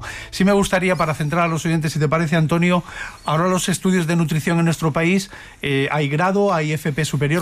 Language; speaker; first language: Spanish; native; Spanish